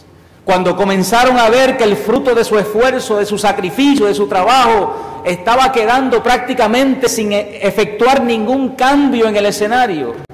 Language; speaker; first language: Spanish; native; Spanish